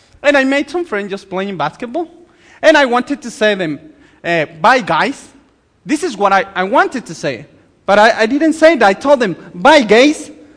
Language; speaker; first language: English; non-native, learner; Spanish